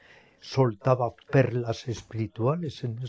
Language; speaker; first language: Spanish; native; Spanish